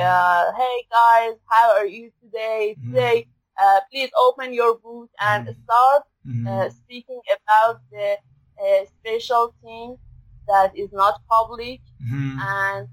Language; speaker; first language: English; non-native, learner; Persian